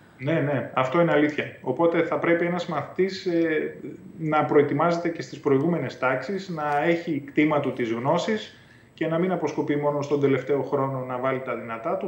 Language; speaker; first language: Greek; native; Greek